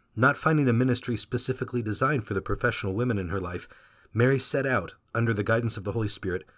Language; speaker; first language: English; early bilingual, other home language; Vietnamese